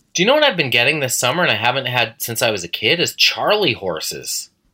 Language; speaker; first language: English; native; English